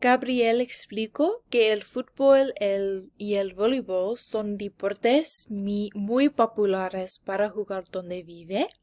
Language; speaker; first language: Spanish; non-native, learner; English